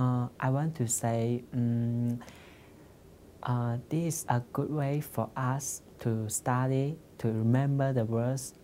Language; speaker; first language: English; non-native, learner; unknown